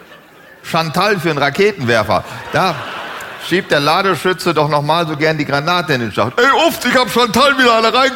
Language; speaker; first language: German; native; German